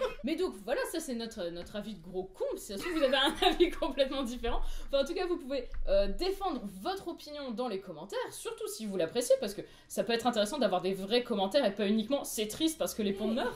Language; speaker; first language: French; native; French